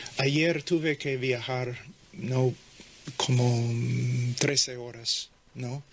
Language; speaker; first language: Spanish; non-native, fluent; English